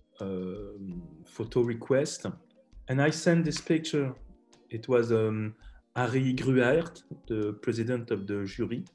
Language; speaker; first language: English; non-native, learner; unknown